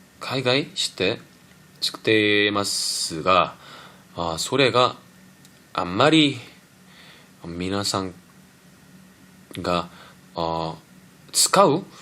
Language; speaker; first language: Japanese; non-native, fluent; Korean